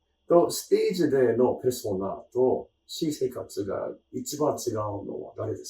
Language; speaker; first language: Japanese; non-native, learner; English